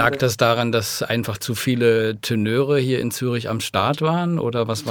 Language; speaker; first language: German; native; German